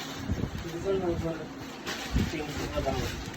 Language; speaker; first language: English; non-native, learner; Malayalam